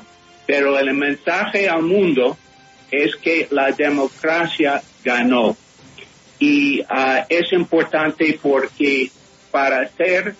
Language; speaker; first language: Spanish; non-native, fluent; English